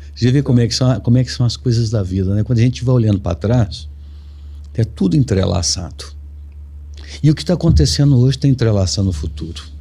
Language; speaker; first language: Portuguese; native; Portuguese